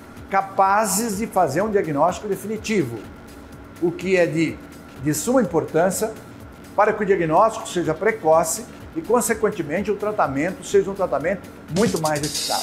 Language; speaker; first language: Portuguese; native; Portuguese